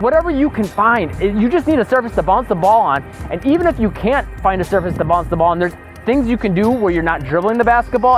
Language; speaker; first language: English; native; English